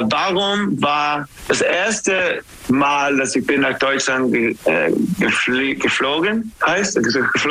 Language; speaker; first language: German; non-native, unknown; English